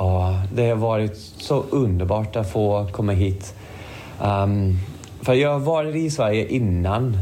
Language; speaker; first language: Swedish; non-native, fluent; English